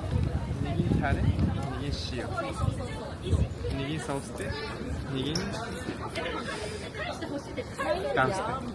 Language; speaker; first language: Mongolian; non-native, learner; Japanese